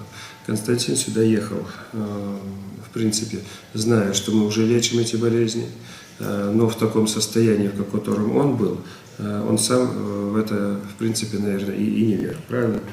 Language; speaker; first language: Russian; native; Russian